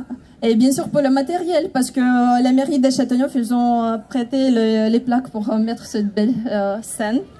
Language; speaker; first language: French; non-native, fluent; Ukrainian